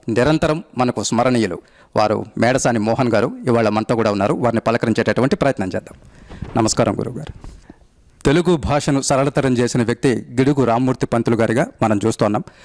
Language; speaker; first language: Telugu; native; Telugu